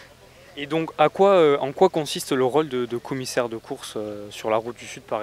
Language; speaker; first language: French; native; French